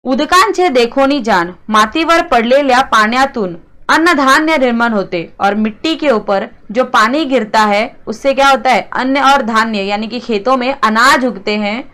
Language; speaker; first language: Hindi; non-native, local second language; Marathi